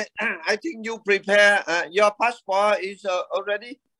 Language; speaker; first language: English; non-native, learner; Vietnamese